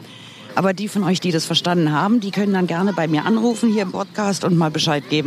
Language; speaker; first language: German; native; German